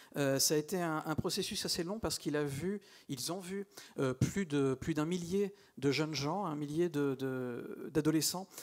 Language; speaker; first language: French; native; French